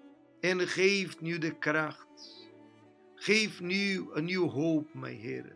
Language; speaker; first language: Dutch; non-native, fluent; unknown